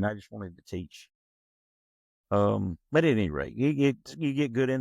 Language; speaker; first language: English; native; English